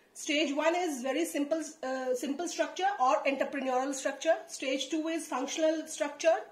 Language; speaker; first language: English; non-native, local second language; Hindi